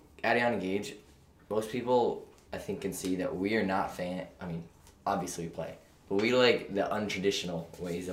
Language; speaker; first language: English; native; English